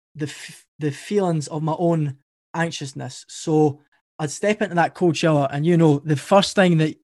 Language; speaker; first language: English; native; English